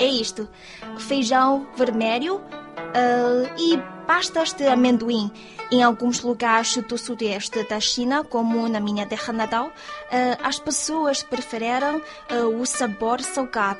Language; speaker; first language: Portuguese; non-native, fluent; Chinese